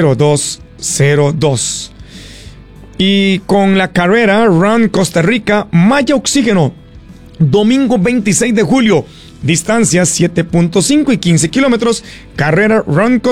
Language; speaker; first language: Spanish; native; Spanish